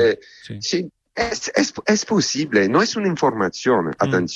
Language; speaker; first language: Spanish; non-native, learner; Italian